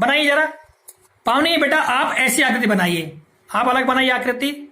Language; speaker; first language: Hindi; native; Hindi